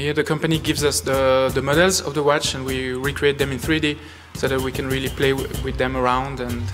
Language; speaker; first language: English; non-native, fluent; French